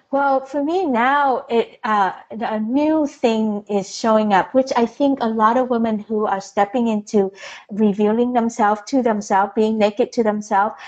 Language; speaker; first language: English; early bilingual, other home language; Vietnamese